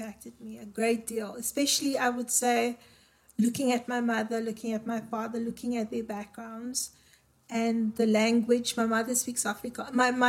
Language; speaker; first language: English; native; English